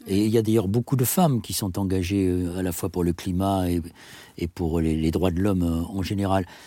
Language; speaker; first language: French; native; French